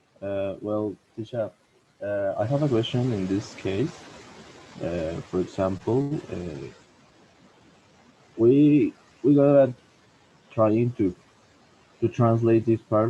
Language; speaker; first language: English; non-native, learner; Spanish